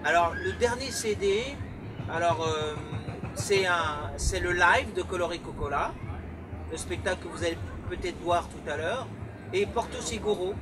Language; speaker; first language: French; early bilingual, other home language; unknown